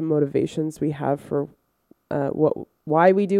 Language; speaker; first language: English; native; English